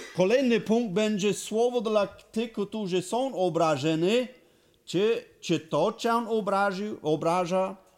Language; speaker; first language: Polish; non-native, learner; English